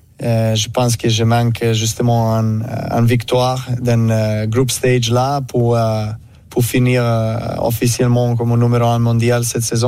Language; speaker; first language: French; non-native, learner; Serbian